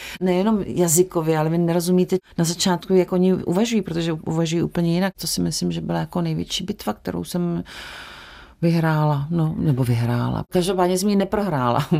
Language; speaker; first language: Czech; native; Czech